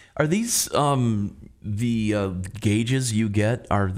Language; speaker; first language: English; native; English